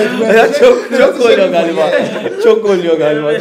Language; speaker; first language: Turkish; early bilingual, heritage; Turkish